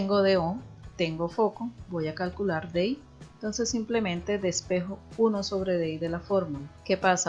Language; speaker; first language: Spanish; native; Spanish